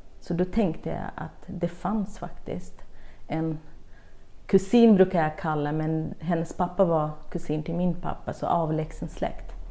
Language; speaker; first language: Swedish; non-native, fluent; Kurdish